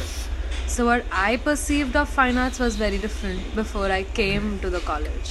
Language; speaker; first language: English; non-native, local second language; Gujarati